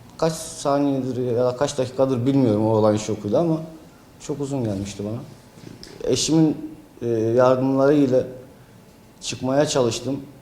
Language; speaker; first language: Turkish; native; Turkish